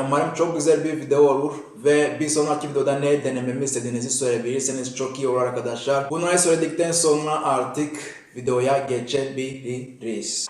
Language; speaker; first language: Turkish; non-native, fluent; Kinyarwanda